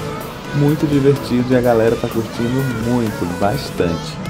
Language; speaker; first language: Portuguese; native; Portuguese